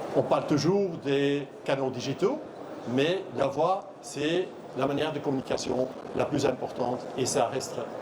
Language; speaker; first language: French; non-native, local second language; Dutch